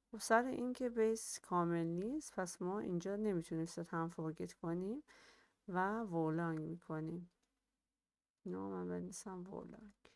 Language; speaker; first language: Persian; native; Persian